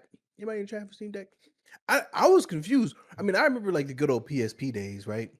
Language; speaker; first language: English; native; English